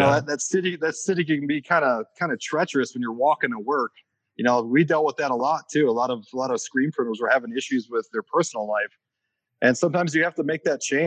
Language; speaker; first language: English; native; English